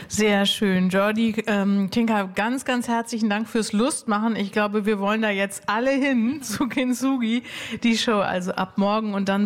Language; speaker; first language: German; native; German